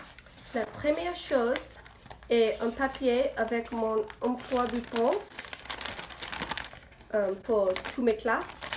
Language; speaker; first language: French; non-native, learner; English